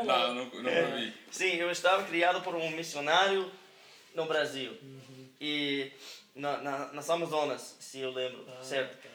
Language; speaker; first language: Portuguese; non-native, learner; English